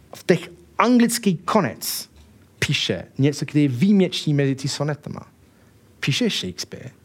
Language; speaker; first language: Czech; non-native, fluent; English